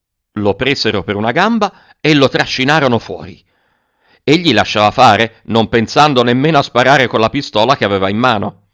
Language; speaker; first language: Italian; native; Italian